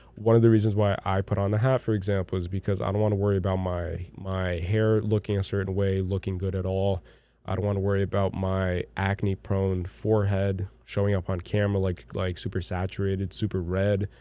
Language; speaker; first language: English; non-native, fluent; Portuguese